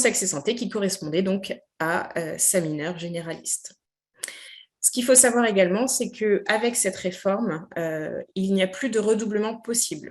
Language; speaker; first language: French; native; French